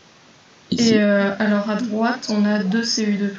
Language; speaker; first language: French; native; French